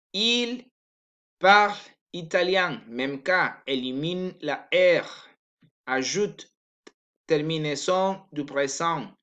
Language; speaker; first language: French; non-native, learner; Spanish